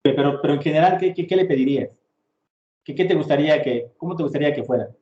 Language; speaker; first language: Spanish; native; Spanish